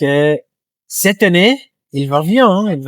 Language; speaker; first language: French; non-native, learner; Portuguese